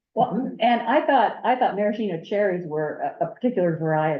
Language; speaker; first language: English; native; English